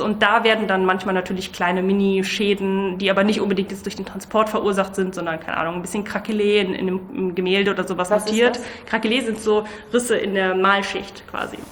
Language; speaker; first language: German; native; German